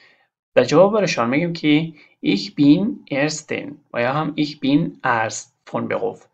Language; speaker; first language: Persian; non-native, local second language; Pashto